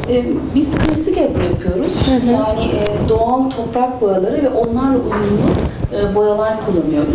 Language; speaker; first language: Turkish; native; Turkish